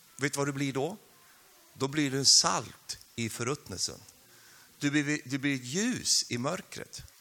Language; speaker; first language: Swedish; native; Swedish